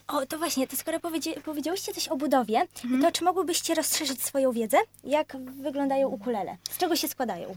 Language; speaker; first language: Polish; native; Polish